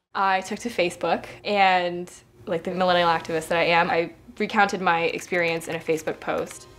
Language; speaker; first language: English; native; English